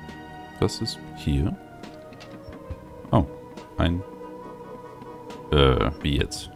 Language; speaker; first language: German; native; German